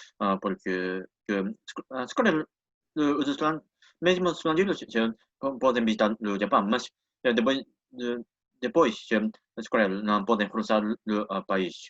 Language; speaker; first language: Portuguese; non-native, learner; Japanese